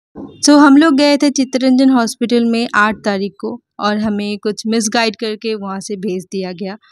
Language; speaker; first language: Hindi; non-native, local second language; Bangla